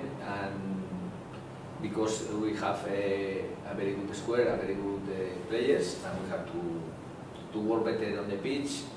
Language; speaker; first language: English; non-native, learner; Spanish